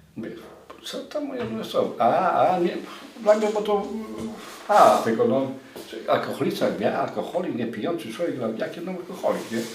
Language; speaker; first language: Polish; native; Polish